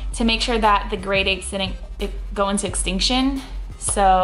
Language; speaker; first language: English; native; English